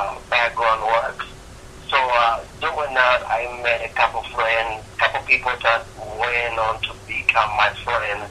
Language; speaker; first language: English; non-native, local second language; Ganda